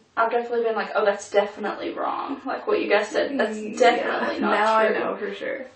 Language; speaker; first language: English; native; English